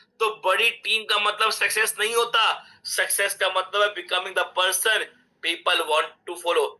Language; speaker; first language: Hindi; native; Hindi